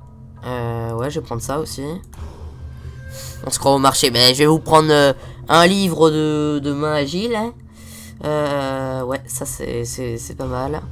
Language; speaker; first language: French; native; French